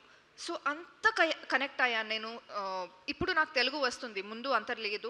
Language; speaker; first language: Telugu; non-native, local second language; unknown